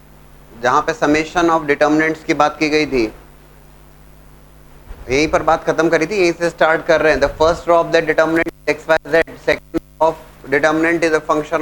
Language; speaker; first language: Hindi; native; Hindi